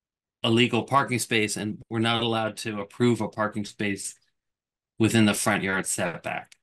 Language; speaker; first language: English; native; English